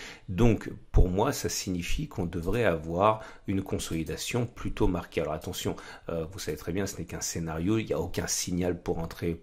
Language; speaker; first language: French; native; French